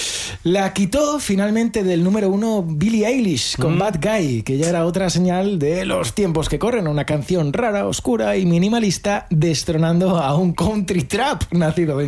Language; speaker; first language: Spanish; native; Spanish